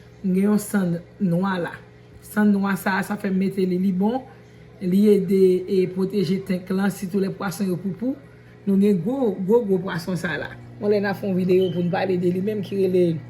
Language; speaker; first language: French; non-native, learner; Haitian Creole